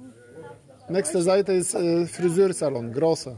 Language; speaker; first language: German; non-native, learner; Polish